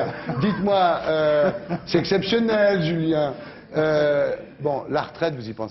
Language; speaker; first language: French; native; French